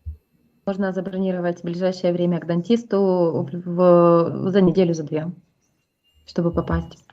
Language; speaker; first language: Russian; native; Russian